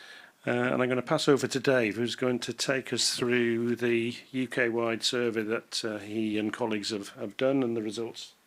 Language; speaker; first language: English; native; English